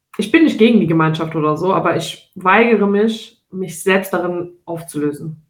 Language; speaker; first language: German; early bilingual, other home language; Turkish